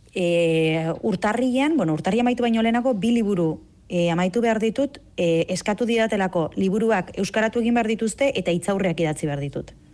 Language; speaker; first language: Basque; native; Basque